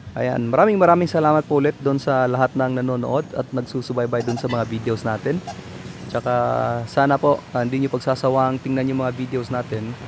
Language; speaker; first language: Filipino; non-native, local second language; Cebuano